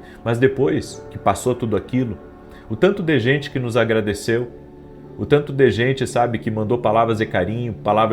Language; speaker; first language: Portuguese; native; Portuguese